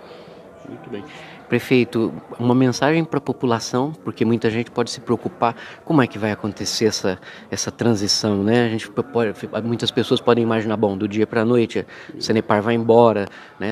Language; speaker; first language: Portuguese; native; Portuguese